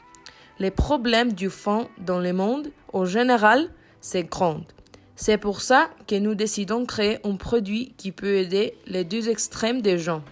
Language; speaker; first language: French; non-native, learner; Spanish